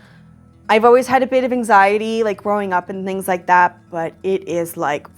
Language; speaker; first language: English; native; English